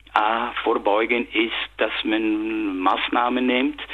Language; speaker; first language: German; non-native, fluent; Dutch